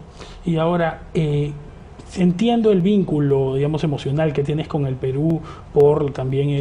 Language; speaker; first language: Spanish; native; Spanish